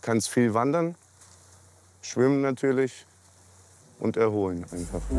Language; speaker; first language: German; non-native, learner; Greek